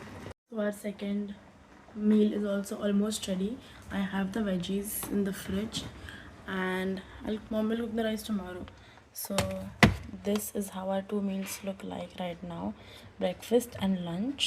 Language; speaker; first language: English; non-native, local second language; Hindi